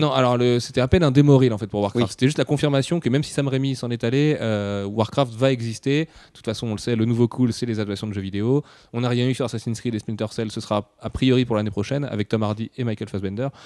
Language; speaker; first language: French; native; French